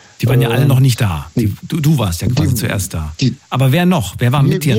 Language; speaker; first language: German; native; German